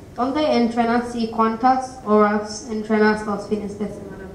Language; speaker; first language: Spanish; non-native, learner; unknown